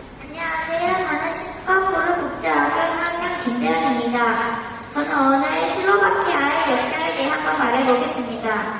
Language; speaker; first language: Korean; early bilingual, heritage; Korean